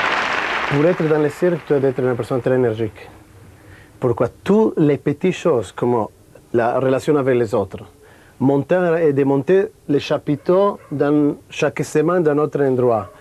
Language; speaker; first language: French; non-native, fluent; Italian